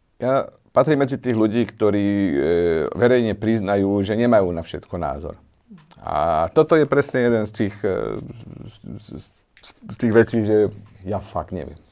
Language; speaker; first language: Slovak; native; Slovak